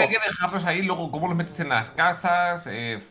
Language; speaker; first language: Spanish; native; Spanish